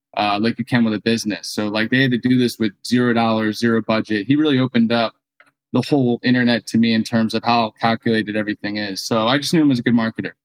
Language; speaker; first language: English; native; English